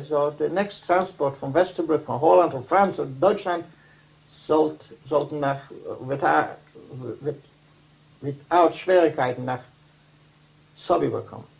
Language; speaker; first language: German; non-native, fluent; Dutch